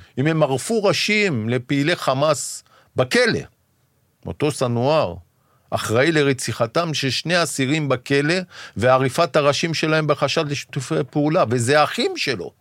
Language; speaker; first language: Hebrew; native; Hebrew